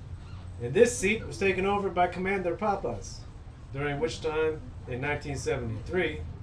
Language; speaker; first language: English; native; English